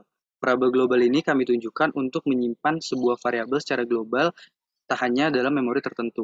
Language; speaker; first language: Indonesian; native; Indonesian